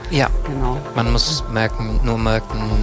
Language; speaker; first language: German; non-native, learner; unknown